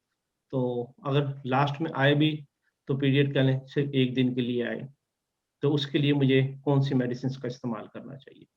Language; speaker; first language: Urdu; native; Urdu